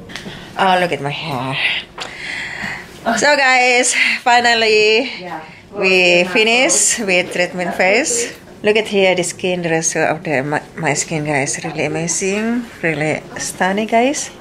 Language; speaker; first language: English; non-native, learner; Indonesian